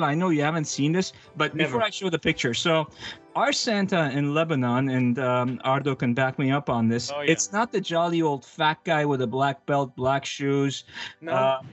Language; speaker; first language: English; early bilingual, other home language; Arabic